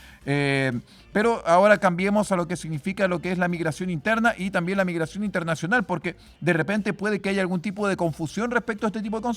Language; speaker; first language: Spanish; native; Spanish